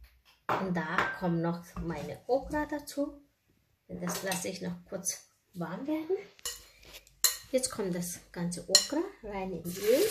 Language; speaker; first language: German; non-native, learner; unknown